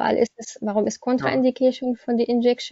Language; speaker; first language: German; non-native, learner; Arabic